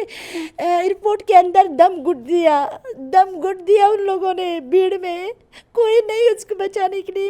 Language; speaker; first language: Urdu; non-native, learner; Persian